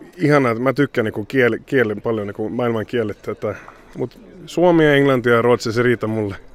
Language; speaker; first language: Finnish; early bilingual, heritage; Finnish